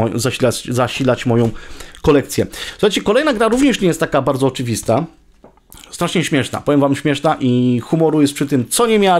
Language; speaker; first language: Polish; native; Polish